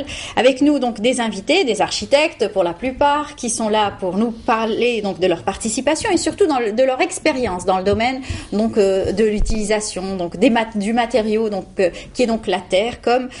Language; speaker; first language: French; native; French